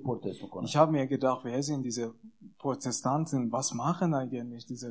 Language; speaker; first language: German; non-native, learner; Persian